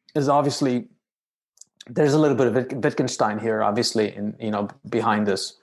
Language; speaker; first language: English; non-native, fluent; Romanian